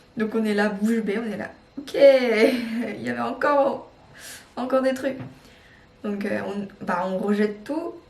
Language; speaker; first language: French; non-native, fluent; Korean